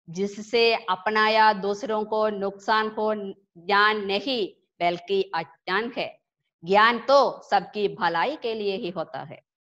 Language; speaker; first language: Hindi; non-native, local second language; Malayalam